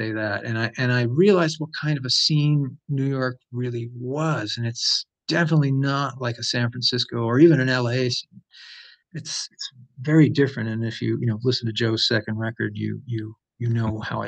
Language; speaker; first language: English; native; English